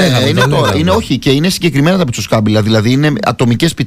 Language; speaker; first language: Greek; native; Greek